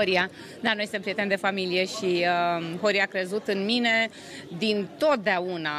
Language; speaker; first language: Romanian; native; Romanian